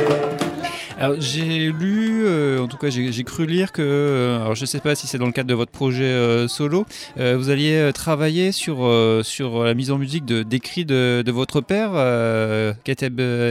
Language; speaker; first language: French; native; French